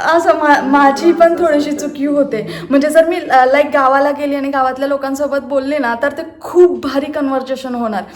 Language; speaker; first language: Marathi; non-native, local second language; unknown